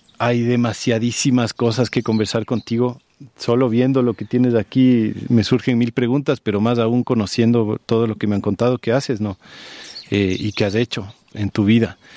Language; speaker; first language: Spanish; native; Spanish